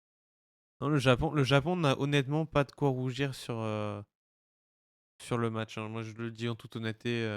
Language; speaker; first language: French; native; French